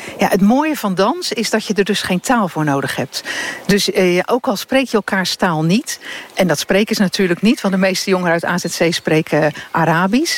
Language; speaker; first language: Dutch; native; Dutch